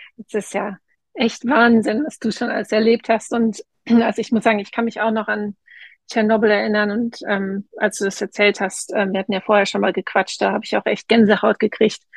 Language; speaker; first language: German; native; German